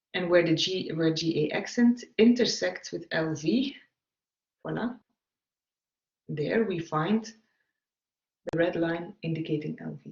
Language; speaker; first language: English; non-native, fluent; Dutch